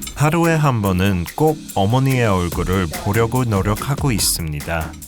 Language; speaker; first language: Korean; early bilingual, heritage; Korean